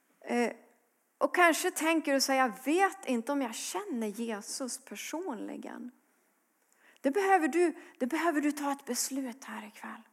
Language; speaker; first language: Swedish; native; Swedish